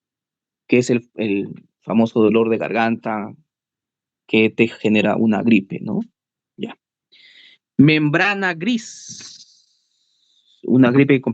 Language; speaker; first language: Spanish; native; Spanish